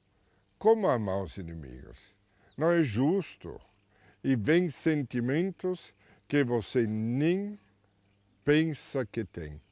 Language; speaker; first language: Portuguese; non-native, fluent; German